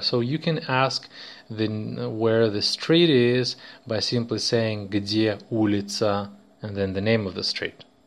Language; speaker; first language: English; non-native, fluent; Russian